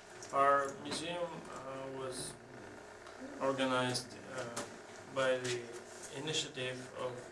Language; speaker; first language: English; non-native, fluent; Russian